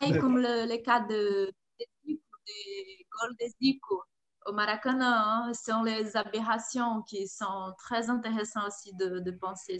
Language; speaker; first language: French; non-native, fluent; Portuguese